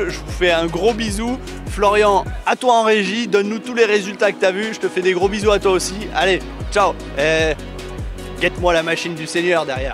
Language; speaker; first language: French; native; French